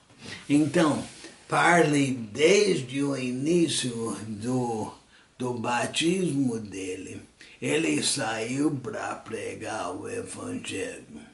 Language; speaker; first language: Portuguese; non-native, fluent; English